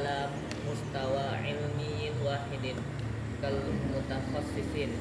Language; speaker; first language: Arabic; non-native, learner; Indonesian